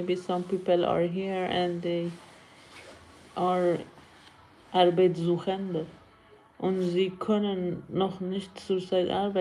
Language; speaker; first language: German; non-native, learner; Persian